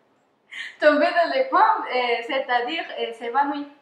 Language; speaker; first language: French; non-native, fluent; Spanish